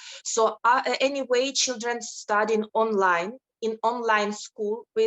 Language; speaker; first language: English; non-native, fluent; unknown